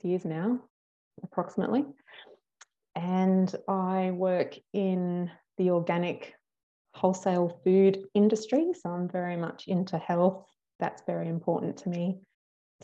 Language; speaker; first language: English; native; English